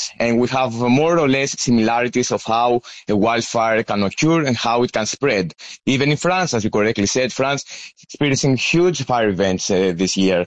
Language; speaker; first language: English; non-native, fluent; Greek